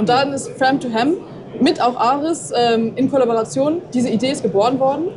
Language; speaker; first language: German; native; German